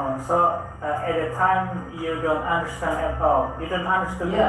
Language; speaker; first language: English; non-native, learner; Indonesian